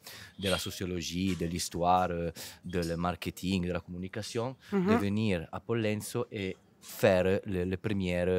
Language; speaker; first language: French; non-native, fluent; Italian